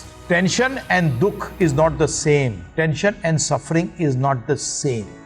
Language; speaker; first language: English; non-native, local second language; Hindi